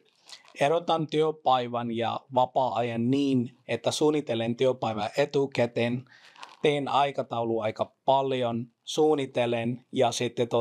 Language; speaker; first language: Finnish; non-native, fluent; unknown